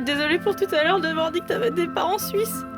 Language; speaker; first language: French; native; French